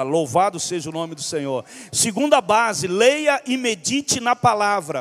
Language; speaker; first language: Portuguese; native; Portuguese